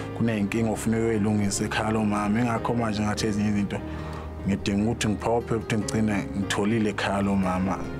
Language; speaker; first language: Zulu; native; Zulu